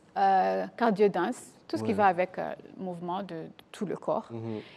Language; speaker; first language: French; non-native, local second language; Kinyarwanda